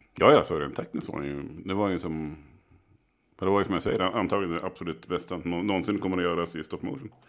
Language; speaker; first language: Swedish; native; Swedish